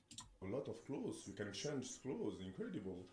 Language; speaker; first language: English; non-native, learner; French